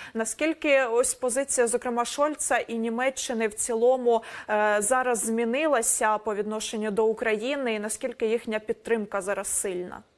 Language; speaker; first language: Ukrainian; native; Ukrainian